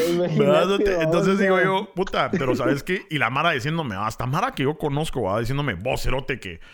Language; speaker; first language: Spanish; native; Spanish